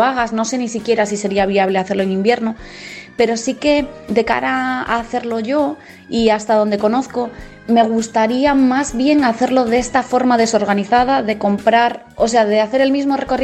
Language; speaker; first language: Spanish; native; Spanish